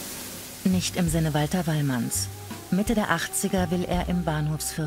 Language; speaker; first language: German; native; German